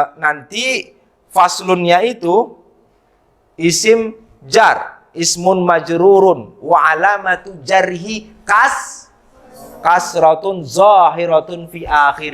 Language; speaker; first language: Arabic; non-native, fluent; Indonesian